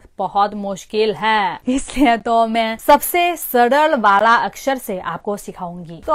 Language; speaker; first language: Hindi; non-native, fluent; Chinese